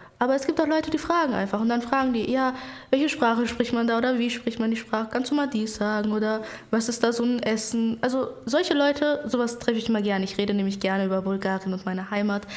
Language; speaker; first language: German; early bilingual, other home language; Bulgarian